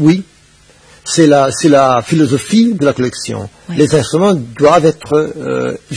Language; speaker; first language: French; non-native, fluent; Spanish